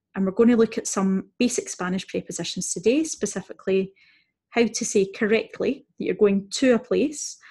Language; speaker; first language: English; native; English